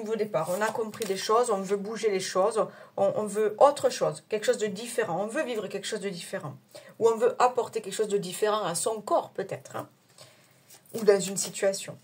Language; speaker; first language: French; native; French